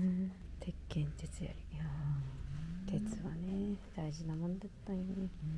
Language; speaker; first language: Japanese; native; Japanese